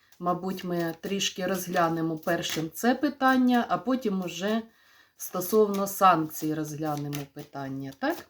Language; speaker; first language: Ukrainian; non-native, local second language; Russian